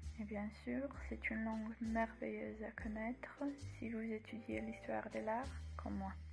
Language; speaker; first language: French; non-native, learner; Croatian